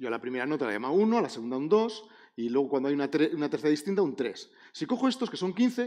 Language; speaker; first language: Spanish; native; Spanish